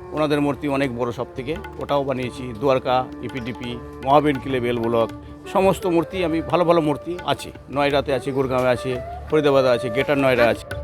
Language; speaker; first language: Bangla; native; Bangla